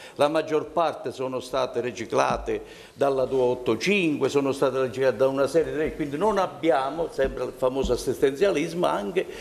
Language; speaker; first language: Italian; native; Italian